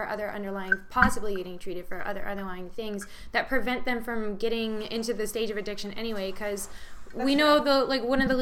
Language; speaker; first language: English; native; English